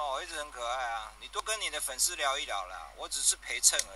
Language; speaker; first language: Chinese; native; Chinese